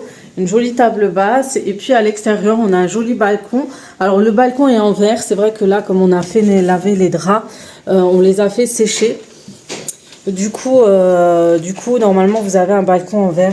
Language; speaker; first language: French; native; French